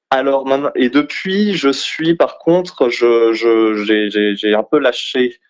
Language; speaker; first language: French; native; French